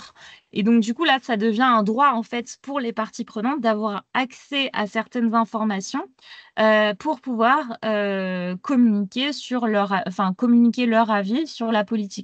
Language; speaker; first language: French; native; French